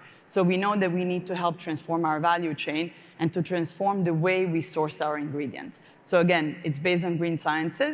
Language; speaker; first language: English; non-native, fluent; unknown